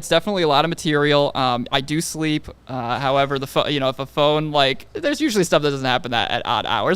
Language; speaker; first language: English; native; English